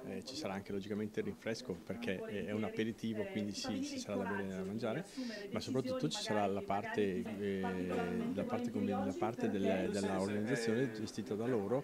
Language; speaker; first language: Italian; native; Italian